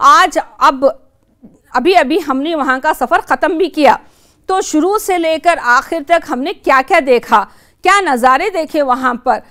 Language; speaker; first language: Urdu; native; Urdu